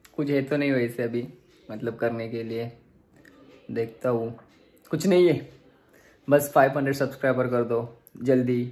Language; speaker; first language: Hindi; non-native, local second language; Marathi